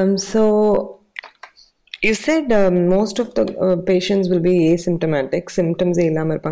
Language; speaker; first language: English; non-native, local second language; Tamil